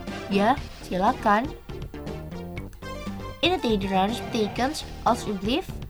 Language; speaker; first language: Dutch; non-native, fluent; Indonesian